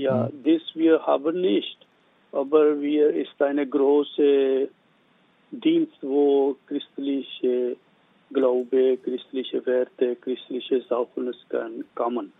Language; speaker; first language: German; non-native, learner; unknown